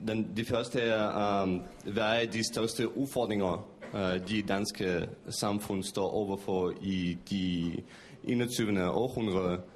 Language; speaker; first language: Danish; non-native, fluent; Russian